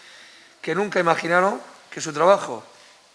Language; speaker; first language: Spanish; native; Spanish